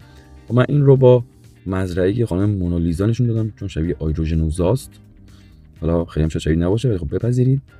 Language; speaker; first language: Persian; native; Persian